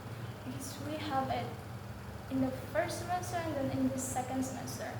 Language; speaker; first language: English; non-native, learner; Indonesian